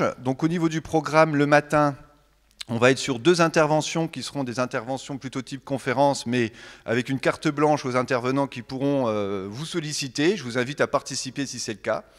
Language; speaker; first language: French; native; French